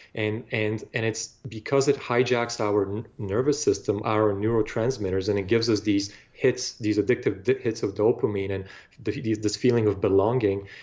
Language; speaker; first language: English; non-native, fluent; Bulgarian